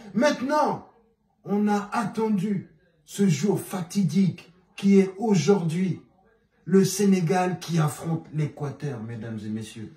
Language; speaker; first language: French; non-native, local second language; Bambara